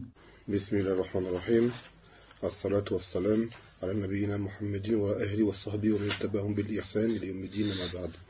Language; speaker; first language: Arabic; non-native, fluent; French